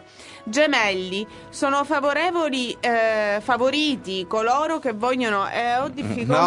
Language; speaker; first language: Italian; native; Italian